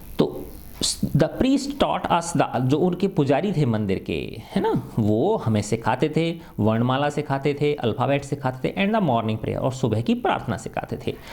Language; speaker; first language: Hindi; native; Hindi